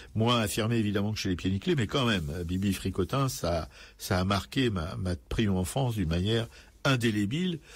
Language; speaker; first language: French; native; French